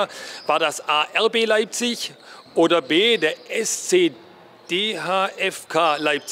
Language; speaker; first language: German; native; German